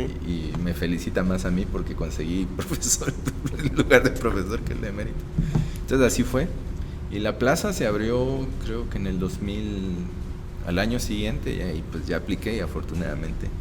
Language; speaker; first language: Spanish; native; Spanish